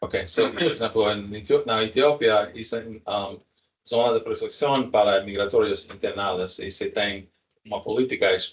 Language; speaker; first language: Spanish; non-native, learner; English